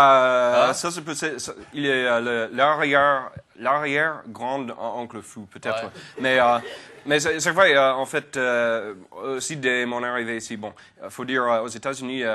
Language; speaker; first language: French; non-native, fluent; English